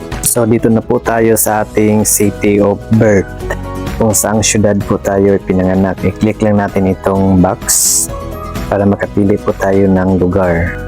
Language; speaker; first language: Filipino; native; Filipino